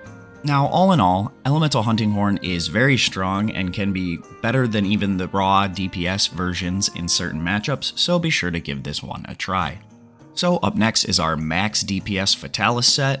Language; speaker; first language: English; native; English